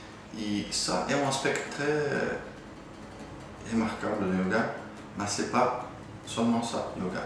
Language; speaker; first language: French; non-native, fluent; Portuguese